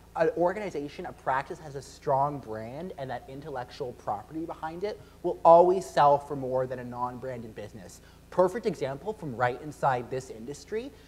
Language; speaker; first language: English; native; English